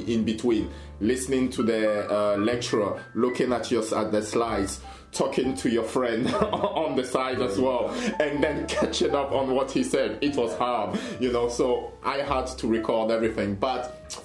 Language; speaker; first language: English; non-native, fluent; French